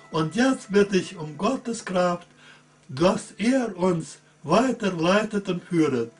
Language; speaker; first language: German; early bilingual, heritage; German